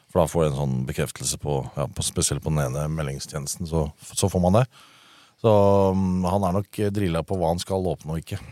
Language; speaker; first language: Norwegian; native; Norwegian